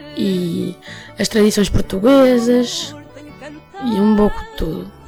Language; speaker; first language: Portuguese; early bilingual, heritage; Portuguese